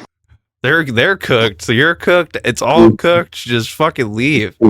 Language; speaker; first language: English; native; English